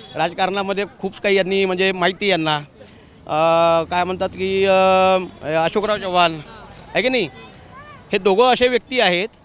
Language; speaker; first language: Marathi; native; Marathi